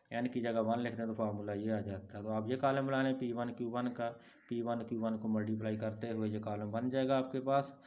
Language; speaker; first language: Urdu; non-native, local second language; Punjabi